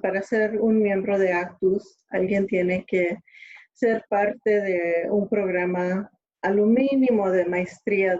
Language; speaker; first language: Spanish; early bilingual, other home language; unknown